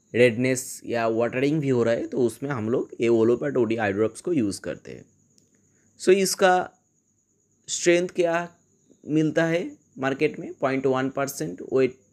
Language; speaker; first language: Hindi; non-native, local second language; Bangla